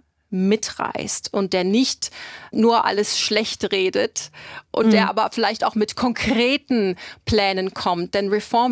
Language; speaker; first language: German; native; German